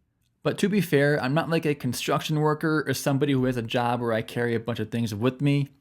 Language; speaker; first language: English; native; English